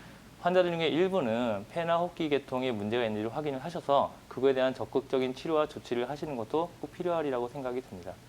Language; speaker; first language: Korean; native; Korean